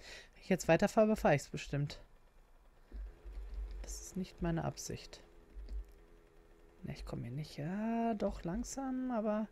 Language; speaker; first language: German; native; German